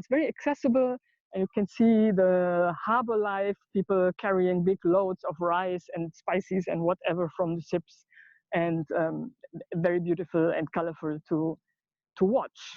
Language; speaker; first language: English; non-native, fluent; German